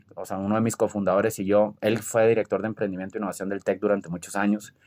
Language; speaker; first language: Spanish; native; Spanish